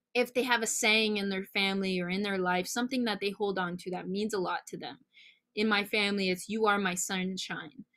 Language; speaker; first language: English; native; English